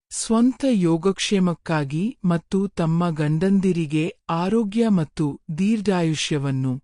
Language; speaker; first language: Kannada; native; Kannada